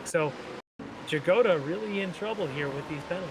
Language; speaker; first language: English; native; English